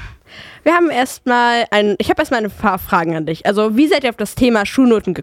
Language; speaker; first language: German; native; German